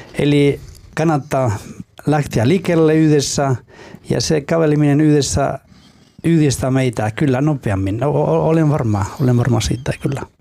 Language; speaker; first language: Finnish; non-native, fluent; Spanish